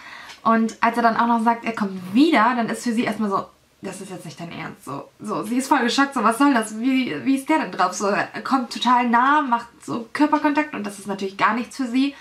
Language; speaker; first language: German; native; German